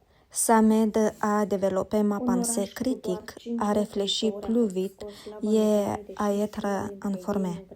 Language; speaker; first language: French; non-native, learner; Romanian